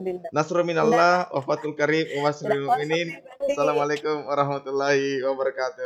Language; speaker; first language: Indonesian; native; Indonesian